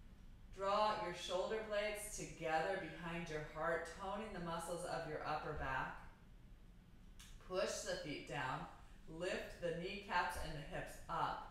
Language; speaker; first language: English; native; English